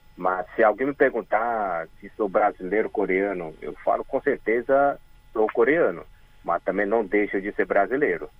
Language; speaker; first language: Portuguese; early bilingual, other home language; Korean